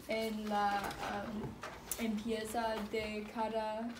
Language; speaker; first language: Spanish; non-native, learner; English